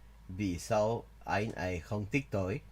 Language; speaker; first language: Vietnamese; non-native, learner; English